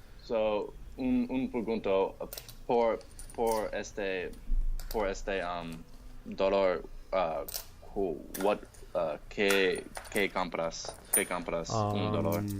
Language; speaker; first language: Spanish; non-native, learner; English